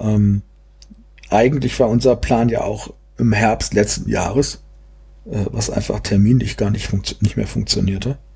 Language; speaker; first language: German; native; German